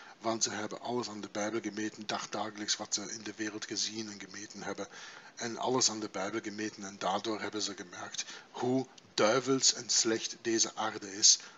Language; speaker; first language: Dutch; non-native, fluent; German